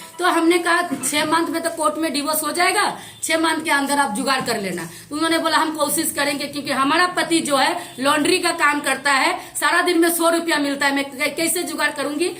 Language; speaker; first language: Hindi; native; Hindi